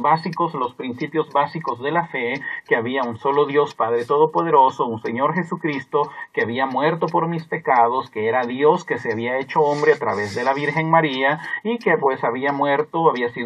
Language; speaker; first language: Spanish; native; Spanish